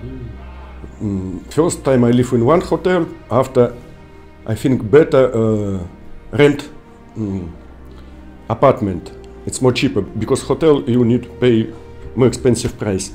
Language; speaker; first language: English; non-native, learner; Russian